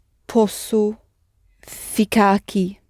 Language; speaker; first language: Portuguese; non-native, learner; English